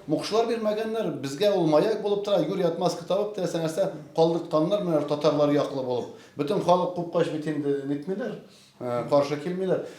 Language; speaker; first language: Tatar; native; Tatar